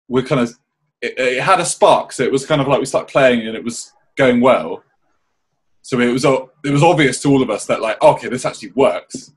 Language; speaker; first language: English; native; English